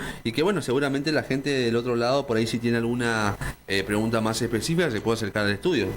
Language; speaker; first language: Spanish; native; Spanish